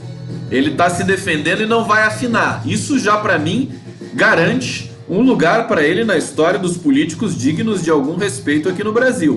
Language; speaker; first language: Portuguese; native; Portuguese